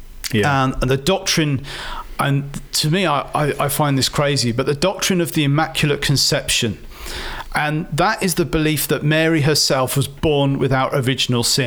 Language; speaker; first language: English; native; English